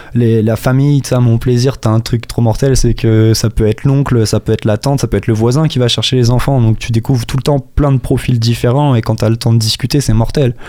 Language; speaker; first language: French; native; French